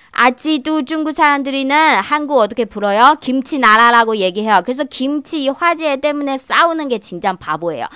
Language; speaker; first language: Korean; non-native, fluent; Chinese